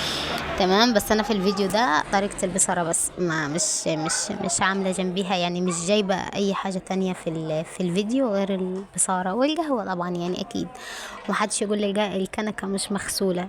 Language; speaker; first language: Arabic; native; Arabic